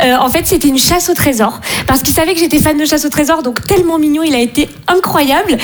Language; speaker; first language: French; native; French